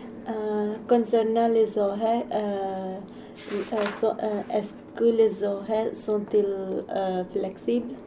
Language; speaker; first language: French; non-native, learner; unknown